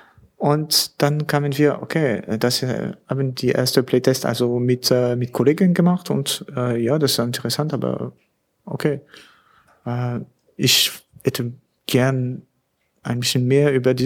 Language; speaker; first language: German; non-native, learner; French